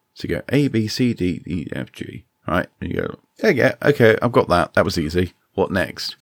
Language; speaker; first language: English; native; English